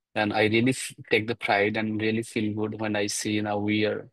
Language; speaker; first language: English; non-native, local second language; Bangla